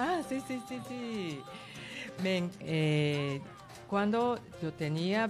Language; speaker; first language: Spanish; non-native, learner; Japanese